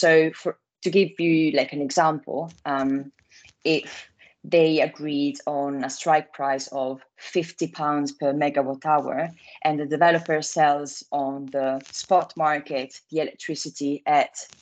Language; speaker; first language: English; non-native, fluent; Italian